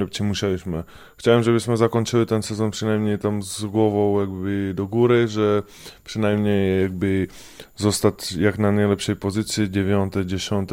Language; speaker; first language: Polish; non-native, fluent; Czech